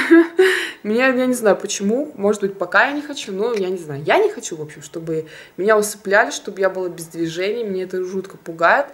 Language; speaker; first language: Russian; native; Russian